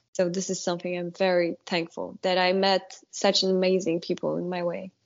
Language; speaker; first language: English; non-native, fluent; Polish